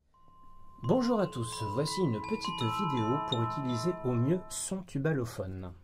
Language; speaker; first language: French; native; French